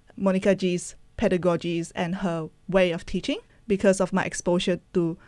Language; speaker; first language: English; non-native, local second language; Chinese